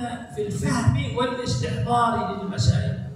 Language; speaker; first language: Arabic; native; Arabic